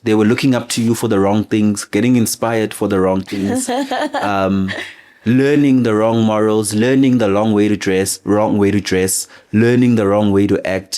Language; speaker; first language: English; non-native, local second language; Zulu